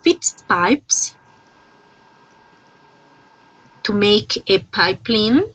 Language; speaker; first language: English; non-native, fluent; Spanish